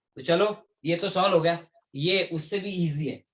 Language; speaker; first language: Hindi; non-native, local second language; Marathi